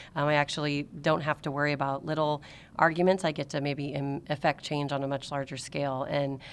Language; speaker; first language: English; native; English